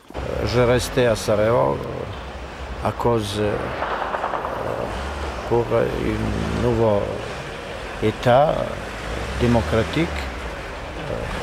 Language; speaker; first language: French; non-native, learner; Serbian